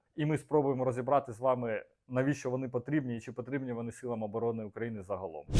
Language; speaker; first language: Ukrainian; non-native, local second language; Russian